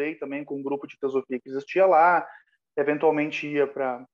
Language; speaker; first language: Portuguese; native; Portuguese